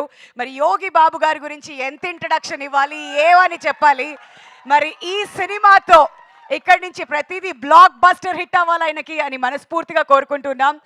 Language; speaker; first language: Telugu; native; Telugu